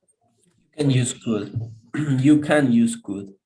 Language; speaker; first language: English; non-native, fluent; Spanish